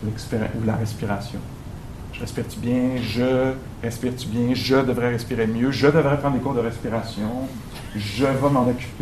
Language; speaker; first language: French; native; French